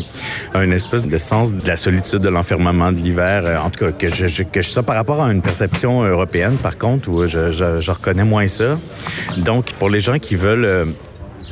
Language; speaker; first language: French; native; French